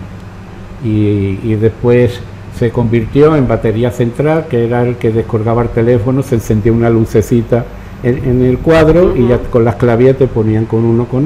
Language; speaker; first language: Spanish; native; Spanish